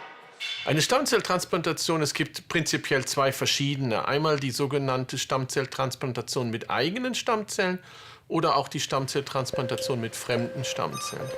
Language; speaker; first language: German; native; German